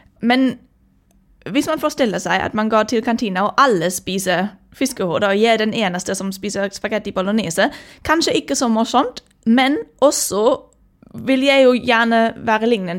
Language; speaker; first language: Norwegian; non-native, fluent; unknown